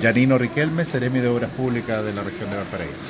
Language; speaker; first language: Spanish; native; Spanish